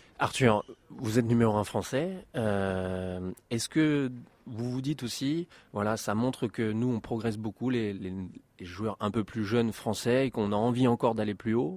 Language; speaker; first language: French; native; French